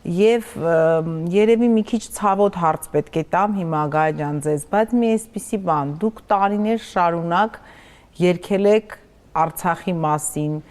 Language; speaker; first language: Armenian; native; Armenian